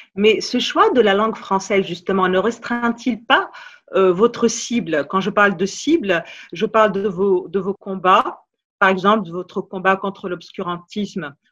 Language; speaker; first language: French; non-native, local second language; Arabic